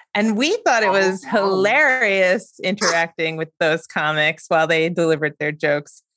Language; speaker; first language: English; native; English